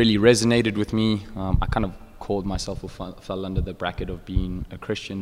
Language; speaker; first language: English; native; English